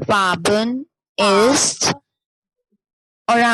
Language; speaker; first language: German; non-native, learner; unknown